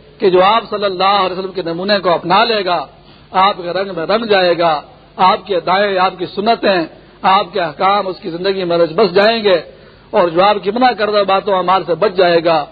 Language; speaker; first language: Urdu; non-native, local second language; Pashto